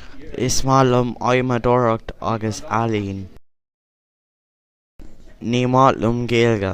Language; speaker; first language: Irish; non-native, local second language; English